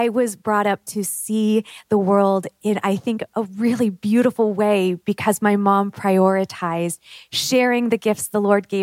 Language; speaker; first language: English; native; English